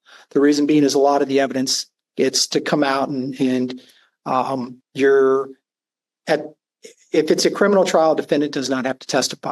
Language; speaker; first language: English; native; English